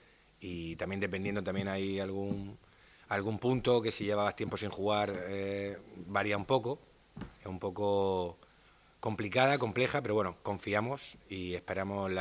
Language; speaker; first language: Spanish; native; Spanish